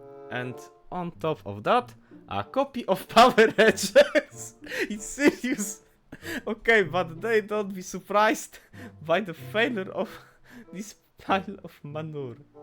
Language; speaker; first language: English; non-native, learner; Polish